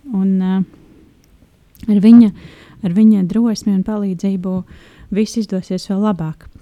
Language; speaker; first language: Latvian; native; Latvian